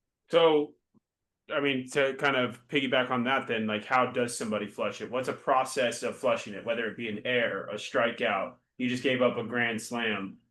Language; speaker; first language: English; native; English